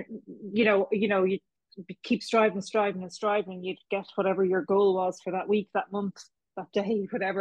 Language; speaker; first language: English; native; English